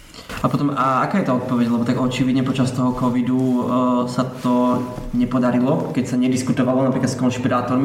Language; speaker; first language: Slovak; native; Slovak